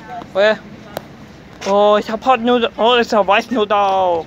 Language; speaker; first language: English; native; English